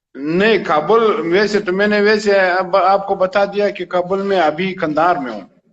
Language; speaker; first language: Hindi; non-native, fluent; Pashto